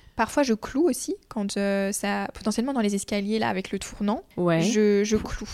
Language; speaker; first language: French; native; French